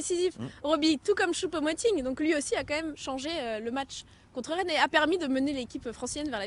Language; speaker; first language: French; native; French